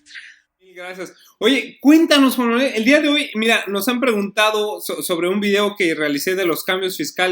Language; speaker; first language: Spanish; native; Spanish